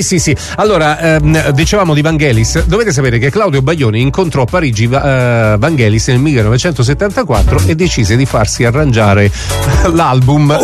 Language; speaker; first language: Italian; native; Italian